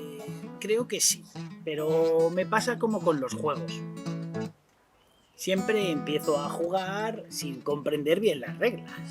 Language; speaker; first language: Spanish; non-native, learner; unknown